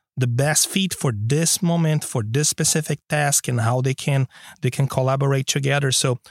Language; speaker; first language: English; non-native, fluent; Portuguese